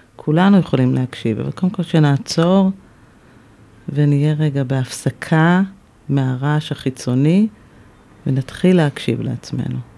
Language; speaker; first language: Hebrew; native; Hebrew